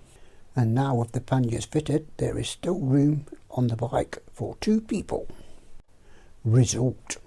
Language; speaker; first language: English; native; English